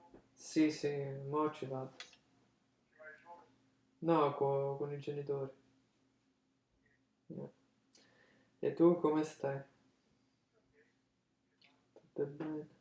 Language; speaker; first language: Italian; early bilingual, heritage; English